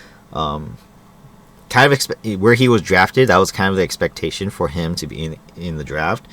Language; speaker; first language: English; native; English